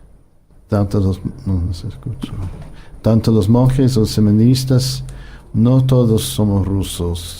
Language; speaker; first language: Spanish; non-native, fluent; English